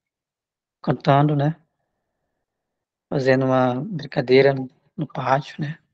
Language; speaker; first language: Portuguese; non-native, local second language; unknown